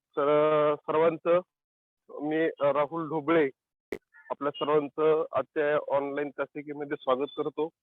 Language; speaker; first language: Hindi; non-native, local second language; Marathi